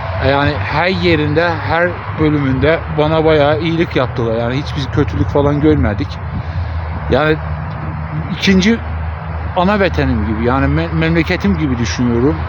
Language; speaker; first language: Turkish; non-native, fluent; Azerbaijani